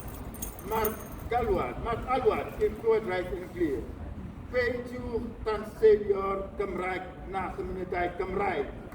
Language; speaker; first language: Welsh; non-native, fluent; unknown